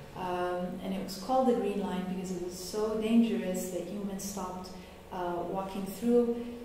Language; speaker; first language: English; non-native, local second language; Arabic